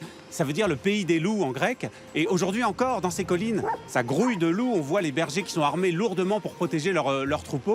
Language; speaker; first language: French; native; French